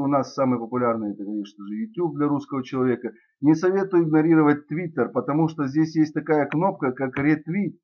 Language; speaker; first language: Russian; native; Russian